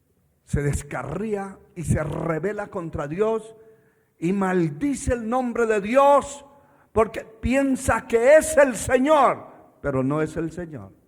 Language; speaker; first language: Spanish; native; Spanish